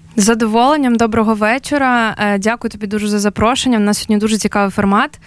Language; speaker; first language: Ukrainian; native; Ukrainian